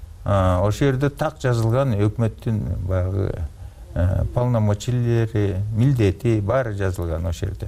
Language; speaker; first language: Kyrgyz; native; Kyrgyz